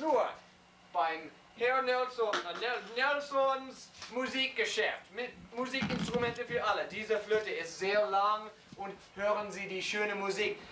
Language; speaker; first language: German; non-native, learner; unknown